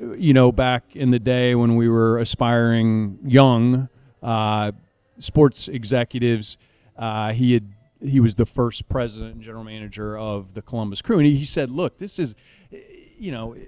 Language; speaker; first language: English; native; English